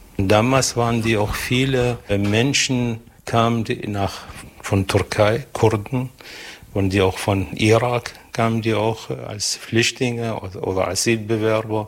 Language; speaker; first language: German; non-native, fluent; Arabic